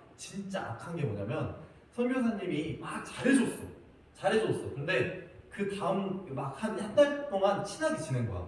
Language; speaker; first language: Korean; native; Korean